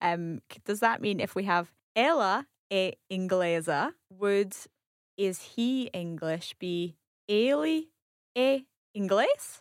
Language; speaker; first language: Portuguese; non-native, learner; English